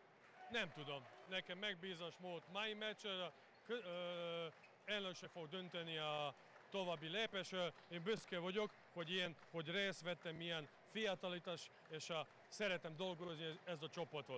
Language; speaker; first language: Hungarian; non-native, learner; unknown